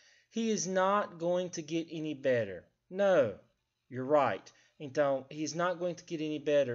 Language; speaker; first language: English; native; English